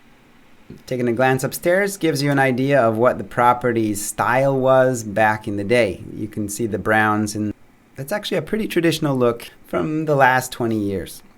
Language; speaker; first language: English; native; English